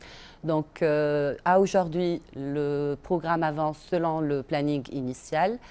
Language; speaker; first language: French; non-native, local second language; Arabic